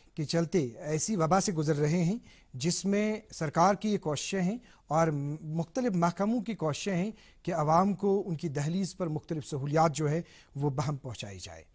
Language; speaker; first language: Urdu; non-native, local second language; Kashmiri